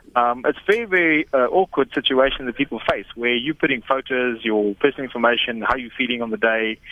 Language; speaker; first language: English; native; English